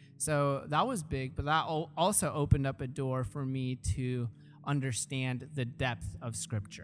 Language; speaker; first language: English; early bilingual, other home language; Russian